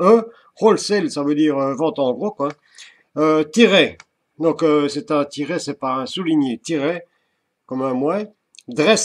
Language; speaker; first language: French; native; French